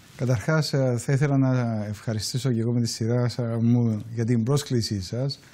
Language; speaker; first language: Greek; native; Greek